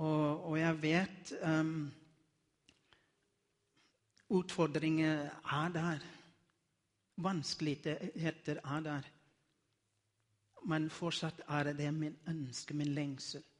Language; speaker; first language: Norwegian; non-native, learner; Afrikaans